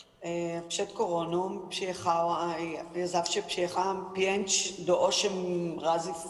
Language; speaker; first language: Polish; non-native, learner; Hebrew